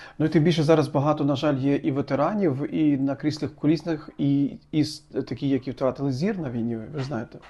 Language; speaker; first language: Ukrainian; native; Ukrainian